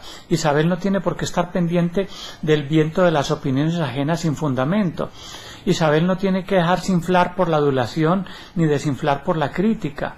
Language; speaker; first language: Spanish; native; Spanish